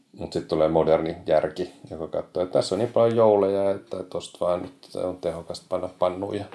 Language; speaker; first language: Finnish; native; Finnish